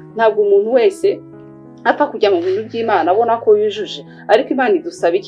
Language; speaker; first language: Kinyarwanda; early bilingual, heritage; Kinyarwanda